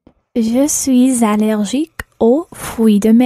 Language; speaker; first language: French; non-native, learner; English